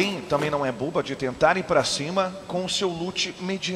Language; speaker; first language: Portuguese; native; Portuguese